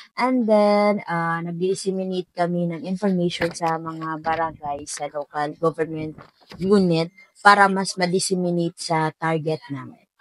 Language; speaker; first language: Filipino; non-native, local second language; Maranao